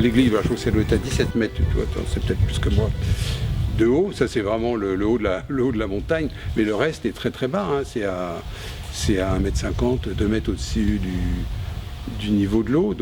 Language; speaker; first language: French; native; French